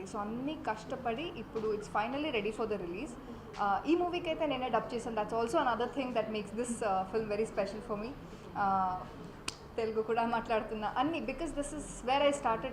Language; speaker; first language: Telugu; non-native, fluent; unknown